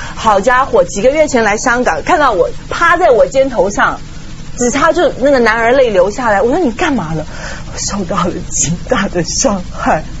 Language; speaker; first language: Chinese; non-native, local second language; Cantonese